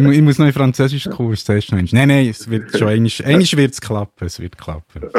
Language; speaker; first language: German; native; German